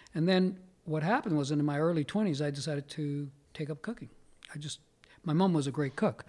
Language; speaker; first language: English; early bilingual, other home language; Italian